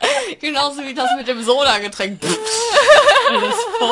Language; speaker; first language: German; native; German